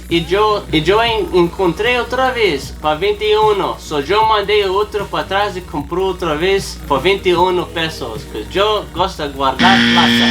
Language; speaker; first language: Spanish; non-native, learner; English